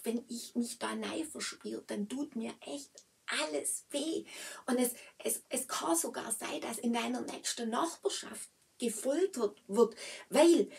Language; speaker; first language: German; native; German